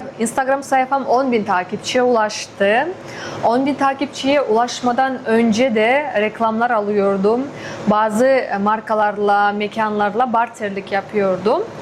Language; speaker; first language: Turkish; non-native, fluent; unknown